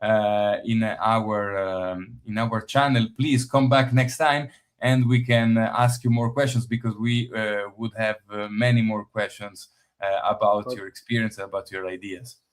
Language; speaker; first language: English; non-native, fluent; Italian